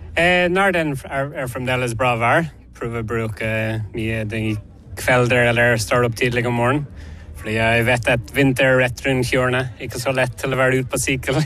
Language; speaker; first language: Norwegian; non-native, fluent; English